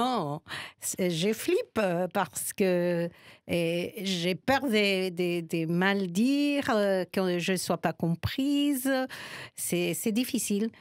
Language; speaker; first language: French; non-native, fluent; Spanish